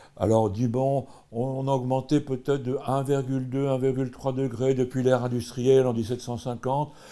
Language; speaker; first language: French; native; French